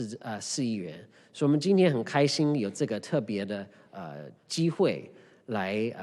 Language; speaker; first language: Chinese; early bilingual, heritage; English